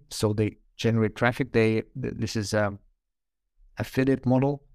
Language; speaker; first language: English; non-native, fluent; Ukrainian